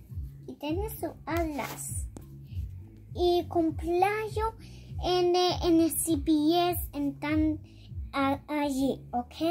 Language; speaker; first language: Spanish; early bilingual, heritage; English